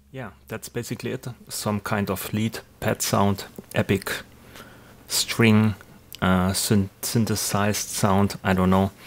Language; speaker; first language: English; non-native, fluent; German